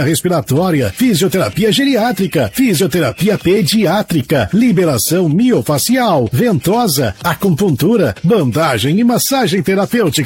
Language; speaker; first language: Portuguese; native; Portuguese